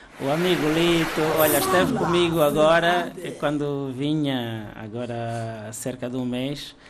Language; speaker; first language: Portuguese; native; Portuguese